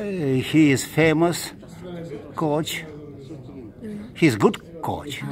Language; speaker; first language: English; non-native, learner; Russian